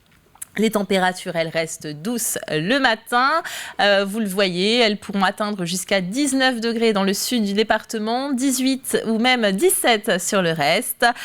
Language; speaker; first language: French; native; French